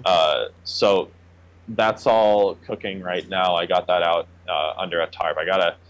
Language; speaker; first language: English; native; English